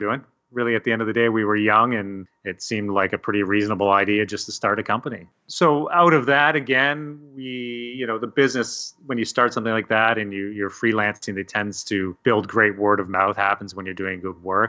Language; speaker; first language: English; native; English